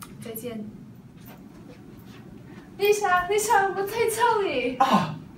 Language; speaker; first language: Chinese; non-native, learner; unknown